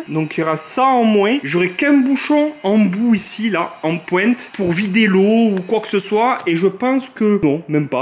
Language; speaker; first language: French; native; French